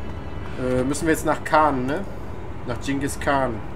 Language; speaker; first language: German; native; German